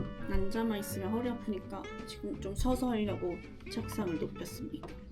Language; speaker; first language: Korean; early bilingual, heritage; Korean